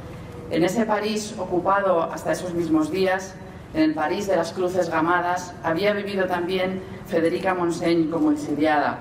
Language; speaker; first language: Spanish; native; Spanish